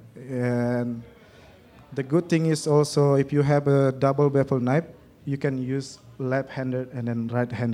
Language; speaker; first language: English; non-native, learner; Indonesian